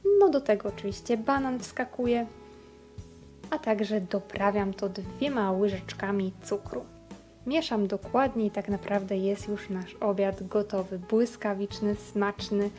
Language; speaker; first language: Polish; native; Polish